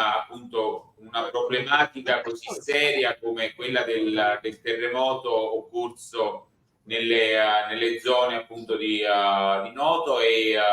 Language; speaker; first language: Italian; native; Italian